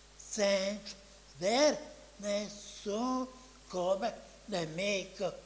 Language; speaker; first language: Italian; non-native, fluent; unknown